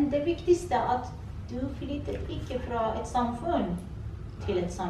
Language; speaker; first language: Norwegian; non-native, fluent; Persian